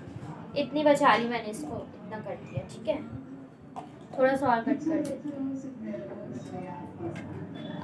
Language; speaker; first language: Hindi; native; Hindi